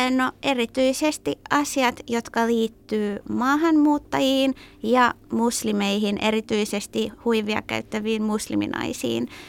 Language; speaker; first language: Finnish; early bilingual, other home language; Persian